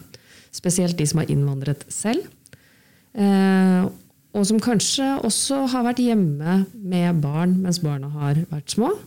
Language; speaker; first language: Norwegian; native; Norwegian